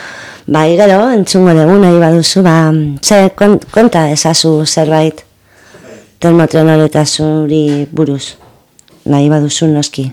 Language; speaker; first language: Basque; non-native, local second language; Spanish